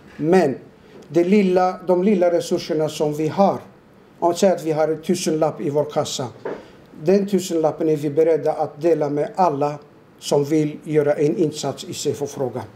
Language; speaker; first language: Swedish; non-native, fluent; Turoyo